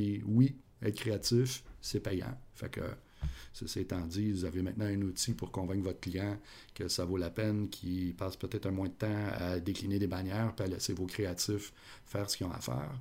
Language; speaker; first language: French; native; French